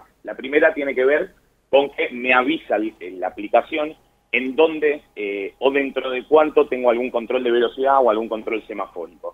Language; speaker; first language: Spanish; native; Spanish